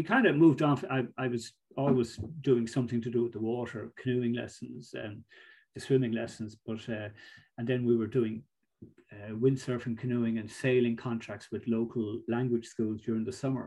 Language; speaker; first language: English; native; English